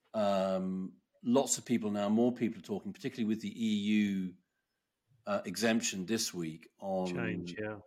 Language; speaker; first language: English; native; English